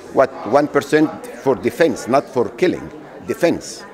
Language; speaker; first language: English; non-native, fluent; Arabic